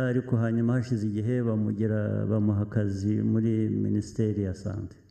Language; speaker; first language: Kinyarwanda; early bilingual, heritage; Kinyarwanda